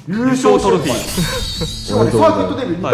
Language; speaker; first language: Japanese; native; Japanese